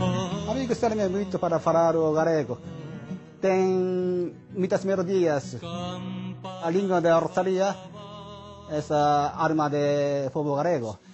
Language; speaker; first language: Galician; non-native, learner; Japanese